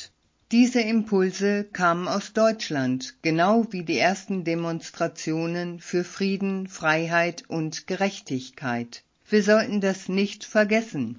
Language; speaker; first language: German; native; German